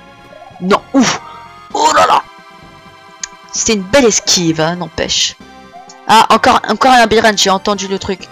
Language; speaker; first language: French; native; French